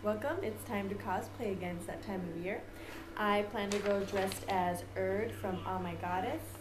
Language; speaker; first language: English; native; English